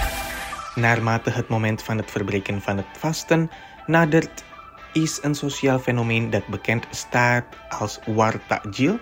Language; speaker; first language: Dutch; non-native, fluent; Indonesian